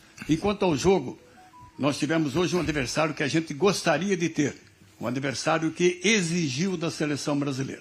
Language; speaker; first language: Portuguese; native; Portuguese